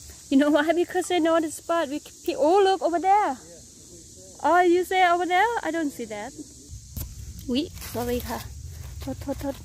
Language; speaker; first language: English; non-native, learner; Northeastern Thai